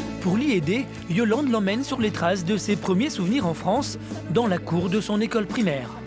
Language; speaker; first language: French; native; French